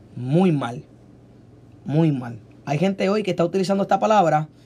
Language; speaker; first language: Spanish; native; Spanish